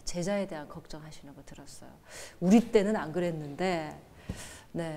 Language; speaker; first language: Korean; native; Korean